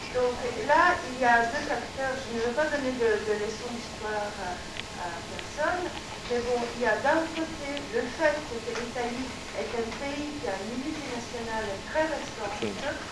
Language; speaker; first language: French; non-native, fluent; Italian